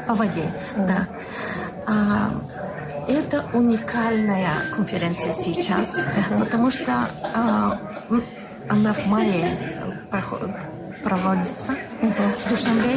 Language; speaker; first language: Russian; non-native, learner; Bulgarian